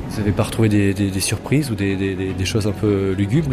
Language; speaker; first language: French; native; French